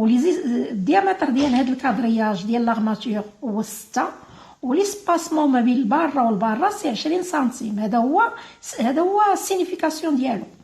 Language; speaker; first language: Arabic; native; Arabic